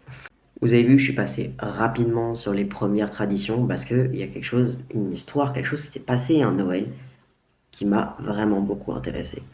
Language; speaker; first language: French; native; French